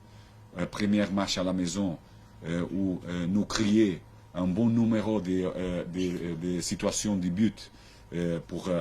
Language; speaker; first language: French; non-native, learner; Portuguese